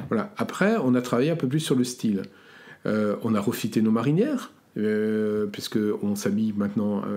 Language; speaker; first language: French; native; French